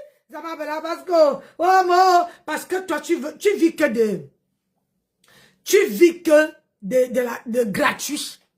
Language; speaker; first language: French; non-native, local second language; Lingala